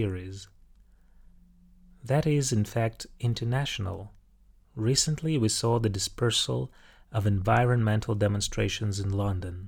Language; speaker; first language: English; non-native, fluent; Russian